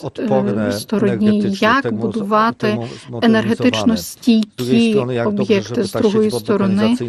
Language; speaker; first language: Ukrainian; non-native, fluent; Polish